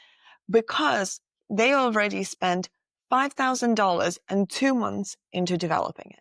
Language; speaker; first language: English; non-native, fluent; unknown